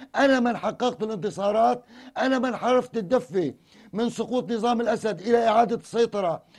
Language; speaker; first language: Arabic; native; Arabic